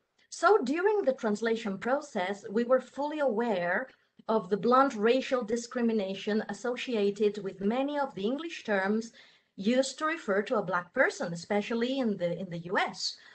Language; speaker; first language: English; non-native, fluent; Catalan